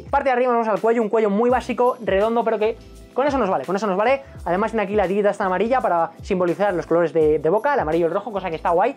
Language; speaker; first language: Spanish; native; Spanish